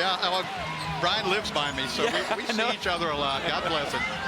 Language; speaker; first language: English; native; English